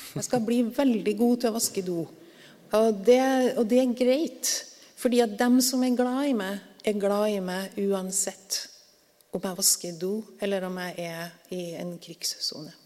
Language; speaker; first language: Norwegian; native; Norwegian